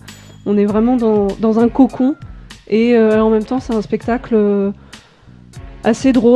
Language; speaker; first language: French; native; French